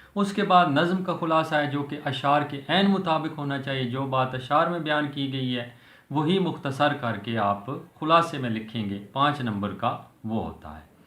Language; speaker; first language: Urdu; non-native, local second language; Punjabi